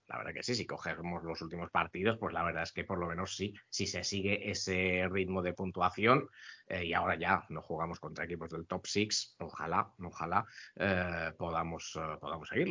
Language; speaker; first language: Spanish; native; Spanish